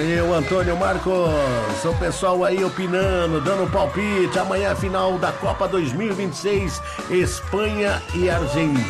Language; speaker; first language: Portuguese; native; Portuguese